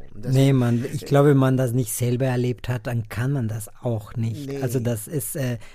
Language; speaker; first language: German; non-native, fluent; Spanish